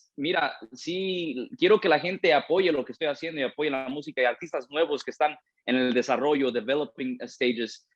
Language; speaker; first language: Spanish; early bilingual, heritage; Spanish